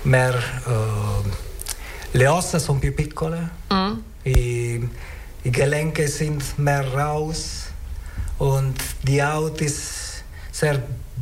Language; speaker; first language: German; non-native, learner; Italian